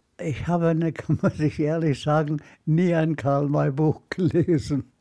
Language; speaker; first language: German; non-native, fluent; Arabic